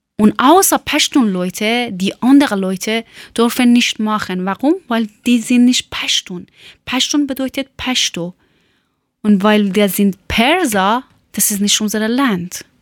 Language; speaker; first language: German; non-native, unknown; Persian